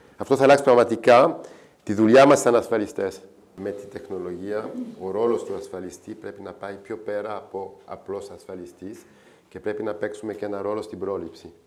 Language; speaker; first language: Greek; non-native, fluent; French